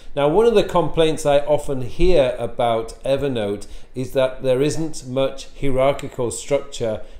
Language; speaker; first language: English; native; English